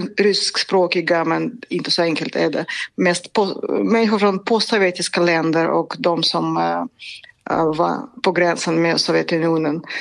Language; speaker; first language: Swedish; non-native, fluent; Russian